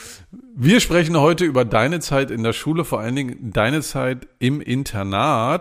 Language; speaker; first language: German; native; German